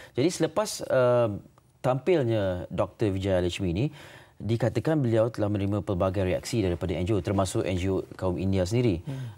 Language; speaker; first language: Malay; native; Malay